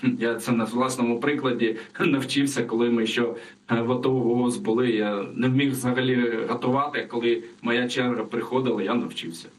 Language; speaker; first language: Ukrainian; non-native, local second language; Russian